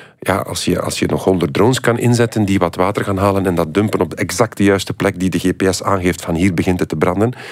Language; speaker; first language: Dutch; native; Dutch